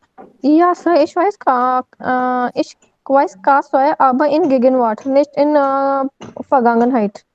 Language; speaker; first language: German; non-native, learner; Hindi